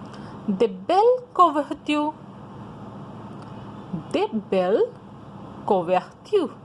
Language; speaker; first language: French; non-native, fluent; Hindi